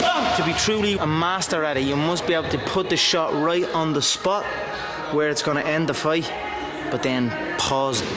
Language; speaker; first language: English; native; English